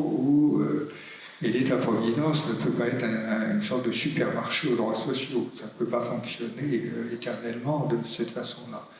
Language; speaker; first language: French; native; French